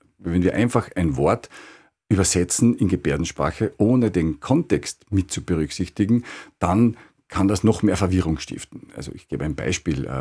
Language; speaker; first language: German; native; German